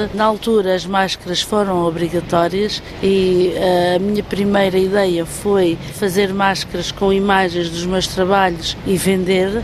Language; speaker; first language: Portuguese; native; Portuguese